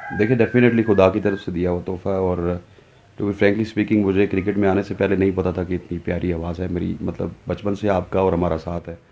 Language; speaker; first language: Urdu; non-native, local second language; Punjabi